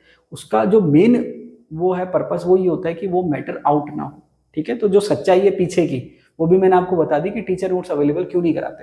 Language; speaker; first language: Hindi; native; Hindi